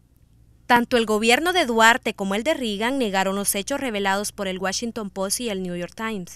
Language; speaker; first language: Spanish; native; Spanish